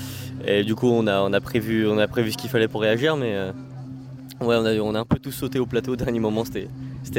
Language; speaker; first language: French; native; French